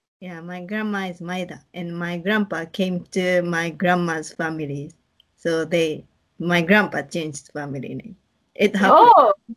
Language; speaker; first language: English; non-native, learner; Japanese